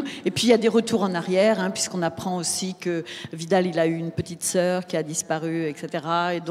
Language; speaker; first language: French; native; French